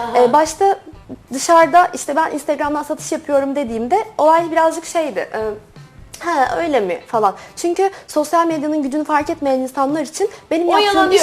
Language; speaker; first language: Turkish; native; Turkish